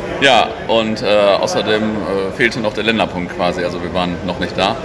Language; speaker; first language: German; native; German